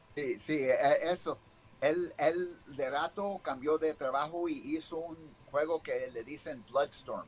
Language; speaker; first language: Spanish; early bilingual, heritage; Spanish